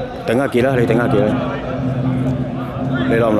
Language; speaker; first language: Chinese; native; Chinese